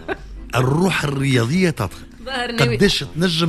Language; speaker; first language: Arabic; native; Arabic